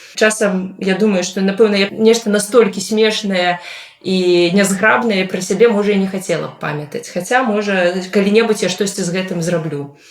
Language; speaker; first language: Belarusian; non-native, local second language; Russian